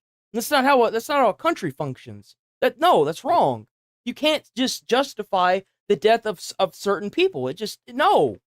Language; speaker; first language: English; native; English